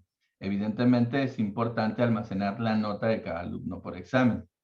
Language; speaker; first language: Spanish; native; Spanish